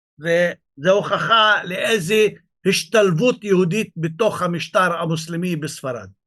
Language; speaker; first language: Hebrew; non-native, local second language; Arabic